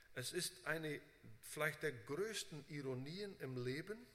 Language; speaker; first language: German; early bilingual, heritage; Portuguese